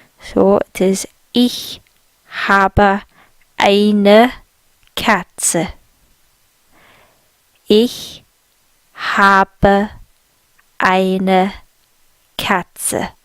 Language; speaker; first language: German; non-native, fluent; English